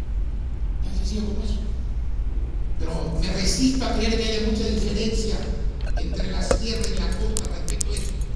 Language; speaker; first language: Spanish; native; Spanish